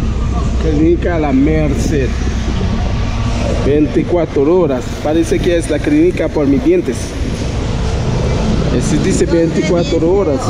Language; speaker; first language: Spanish; non-native, learner; Haitian Creole